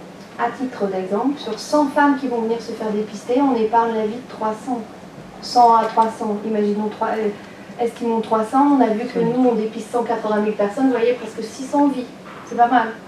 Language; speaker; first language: French; native; French